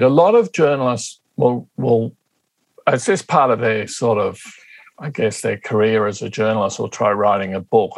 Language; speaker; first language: English; native; English